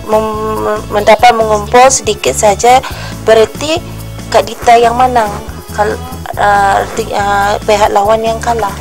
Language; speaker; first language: Malay; native; Malay